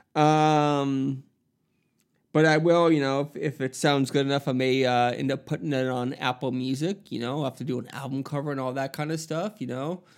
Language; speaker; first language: English; native; English